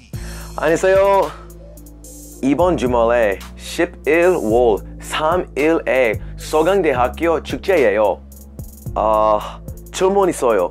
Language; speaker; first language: Korean; non-native, learner; English